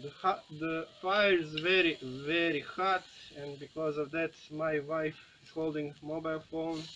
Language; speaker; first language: English; non-native, learner; Croatian